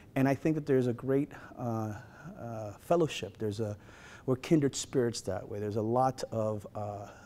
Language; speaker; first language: English; native; English